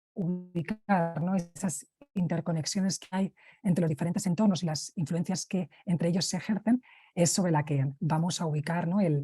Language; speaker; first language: Spanish; native; Spanish